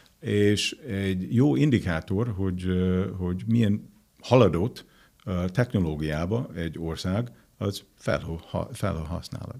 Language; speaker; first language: Hungarian; non-native, fluent; English